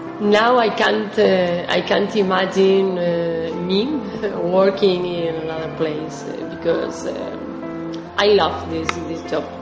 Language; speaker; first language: English; non-native, fluent; Spanish